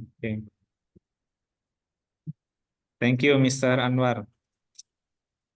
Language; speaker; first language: English; non-native, fluent; Indonesian